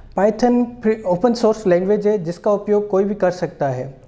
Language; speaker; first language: Hindi; native; Hindi